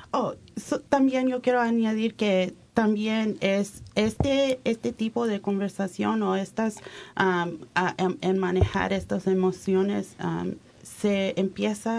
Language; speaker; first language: Spanish; early bilingual, heritage; Spanish